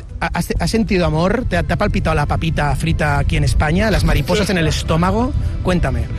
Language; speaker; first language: Spanish; native; Spanish